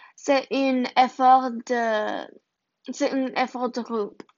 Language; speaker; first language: French; non-native, learner; English